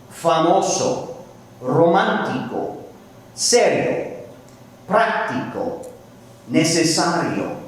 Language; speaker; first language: Spanish; non-native, fluent; English